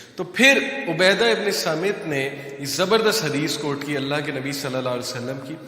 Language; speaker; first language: Urdu; native; Urdu